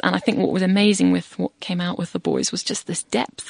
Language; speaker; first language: English; native; English